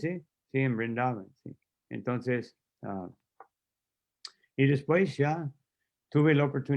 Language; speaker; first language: Spanish; non-native, fluent; English